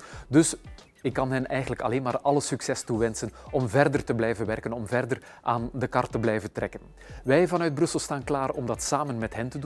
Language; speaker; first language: Dutch; native; Dutch